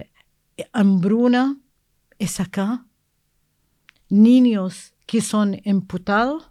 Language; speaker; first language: Spanish; non-native, learner; Arabic